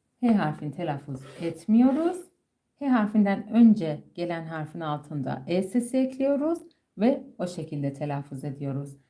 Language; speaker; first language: Turkish; non-native, fluent; Persian